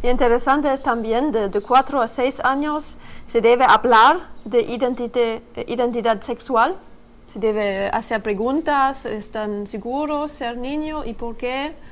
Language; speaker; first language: Spanish; non-native, learner; French